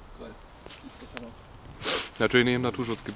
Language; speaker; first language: German; native; German